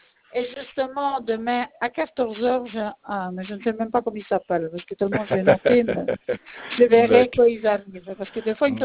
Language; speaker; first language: French; non-native, fluent; Italian